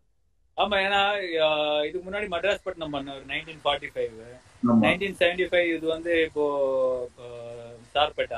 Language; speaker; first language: Tamil; native; Tamil